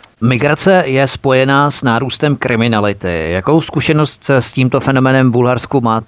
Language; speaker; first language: Czech; native; Czech